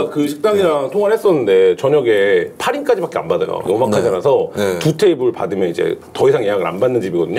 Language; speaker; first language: Korean; native; Korean